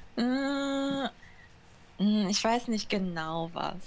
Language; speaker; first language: German; early bilingual, other home language; Japanese